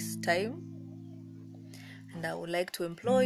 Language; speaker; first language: English; non-native, local second language; Kikuyu